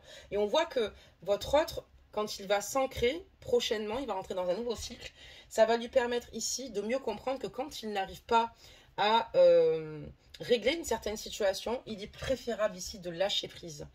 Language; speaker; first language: French; native; French